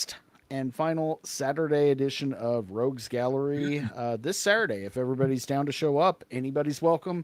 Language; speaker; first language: English; native; English